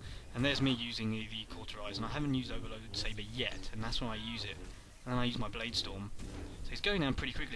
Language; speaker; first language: English; native; English